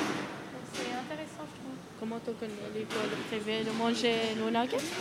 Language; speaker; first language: French; non-native, learner; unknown